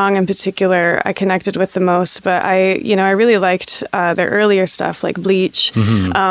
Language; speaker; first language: English; native; English